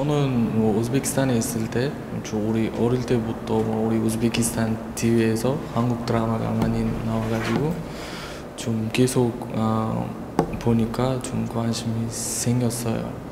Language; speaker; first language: Korean; non-native, fluent; Uzbek